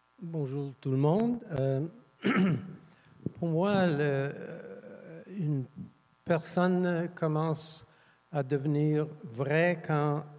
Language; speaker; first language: French; non-native, fluent; English